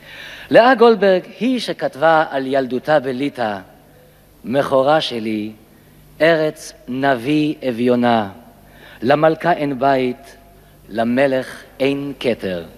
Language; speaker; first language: Hebrew; native; Hebrew